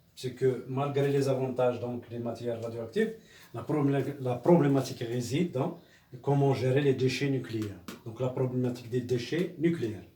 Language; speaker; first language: French; non-native, local second language; Arabic